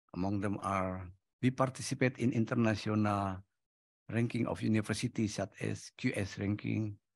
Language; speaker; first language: English; non-native, fluent; Indonesian